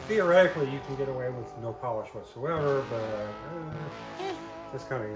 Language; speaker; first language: English; native; English